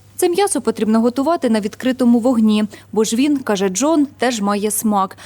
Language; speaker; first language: Ukrainian; native; Ukrainian